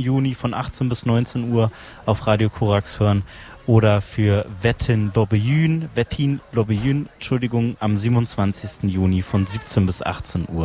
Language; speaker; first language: German; native; German